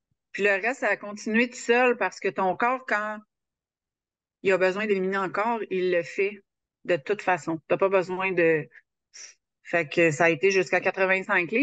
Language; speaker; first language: French; native; French